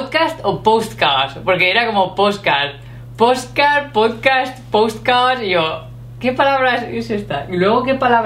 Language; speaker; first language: Spanish; native; Spanish